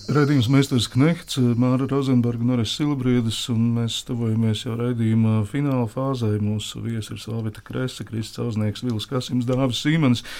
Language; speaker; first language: Latvian; native; Latvian